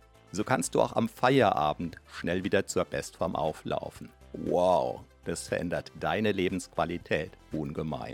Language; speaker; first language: German; native; German